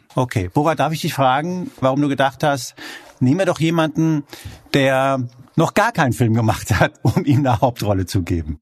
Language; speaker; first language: German; early bilingual, other home language; Spanish